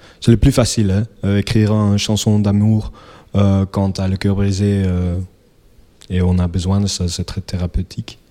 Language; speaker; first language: French; non-native, local second language; Dutch